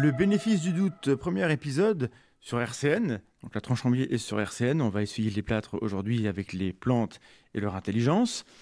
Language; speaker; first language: French; native; French